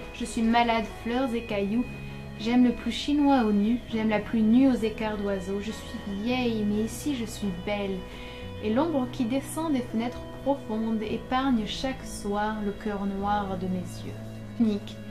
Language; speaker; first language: French; native; French